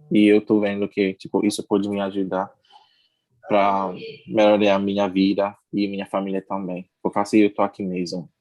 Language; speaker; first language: Portuguese; non-native, learner; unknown